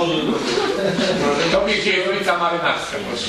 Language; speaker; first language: Polish; native; Polish